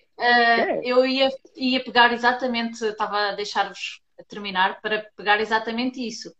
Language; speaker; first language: Portuguese; native; Portuguese